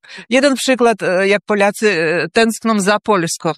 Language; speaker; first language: Polish; early bilingual, heritage; Polish